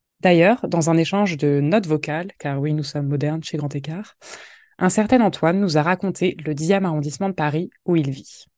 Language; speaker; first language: French; native; French